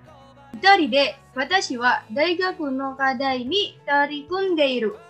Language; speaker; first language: Japanese; non-native, learner; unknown